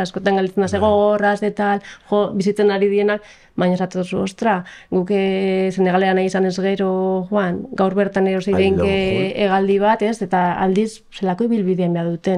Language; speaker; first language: Basque; native; Basque